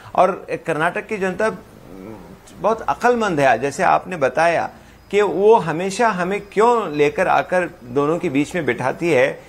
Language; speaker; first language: Hindi; non-native, local second language; Kannada